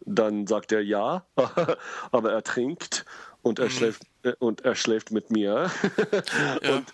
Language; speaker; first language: German; non-native, learner; English